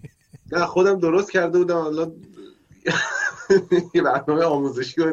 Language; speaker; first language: Persian; native; Persian